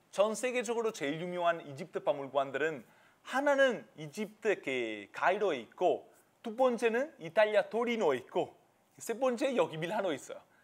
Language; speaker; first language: Korean; non-native, fluent; Italian